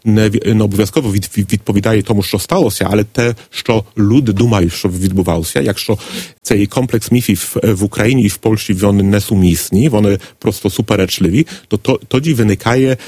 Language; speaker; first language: Polish; non-native, learner; Ukrainian